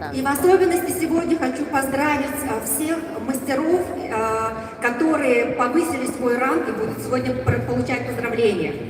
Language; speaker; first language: Russian; native; Russian